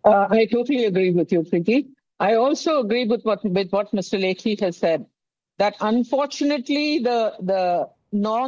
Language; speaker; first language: English; non-native, local second language; Tamil